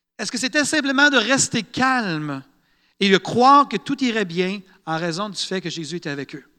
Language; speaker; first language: French; native; French